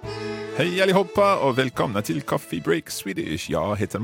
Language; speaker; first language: Swedish; non-native, learner; English